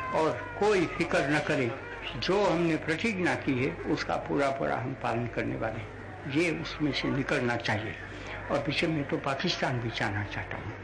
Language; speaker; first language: Hindi; non-native, local second language; Gujarati